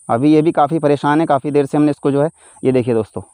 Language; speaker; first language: Hindi; native; Hindi